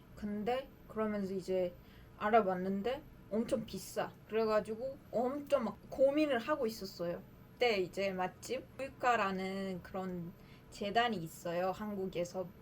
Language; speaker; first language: Korean; non-native, fluent; Uzbek